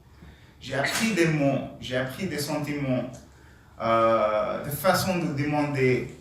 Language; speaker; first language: French; non-native, learner; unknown